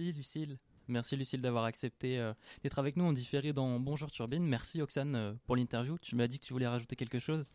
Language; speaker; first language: French; native; French